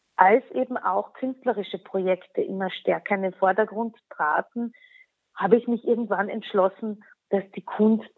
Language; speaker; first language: German; non-native, local second language; Slovenian